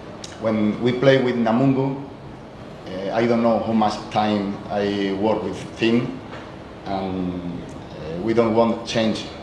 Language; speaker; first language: English; non-native, learner; Spanish